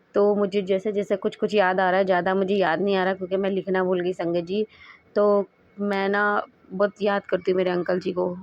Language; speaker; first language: Hindi; native; Hindi